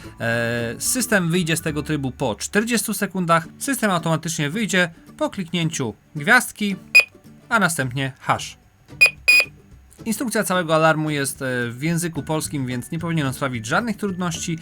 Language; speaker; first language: Polish; native; Polish